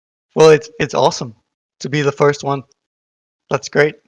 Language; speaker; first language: English; non-native, fluent; Danish